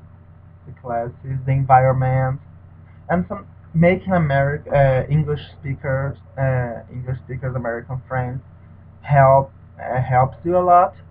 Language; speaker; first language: English; non-native, learner; Portuguese